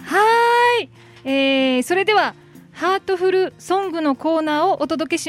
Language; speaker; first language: Japanese; native; Japanese